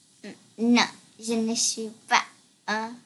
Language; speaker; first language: French; non-native, learner; English